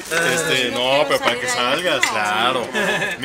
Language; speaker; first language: Spanish; native; Spanish